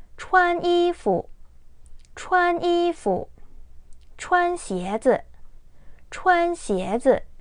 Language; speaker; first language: Chinese; non-native, fluent; Korean